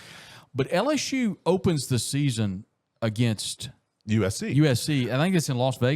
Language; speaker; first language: English; native; English